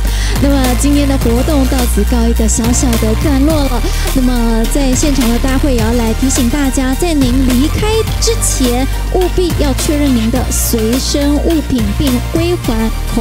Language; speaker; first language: Chinese; native; Chinese